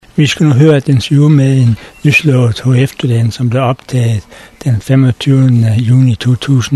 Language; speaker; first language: Danish; native; Danish